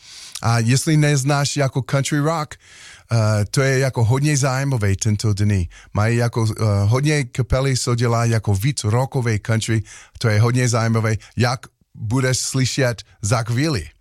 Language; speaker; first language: Czech; non-native, learner; English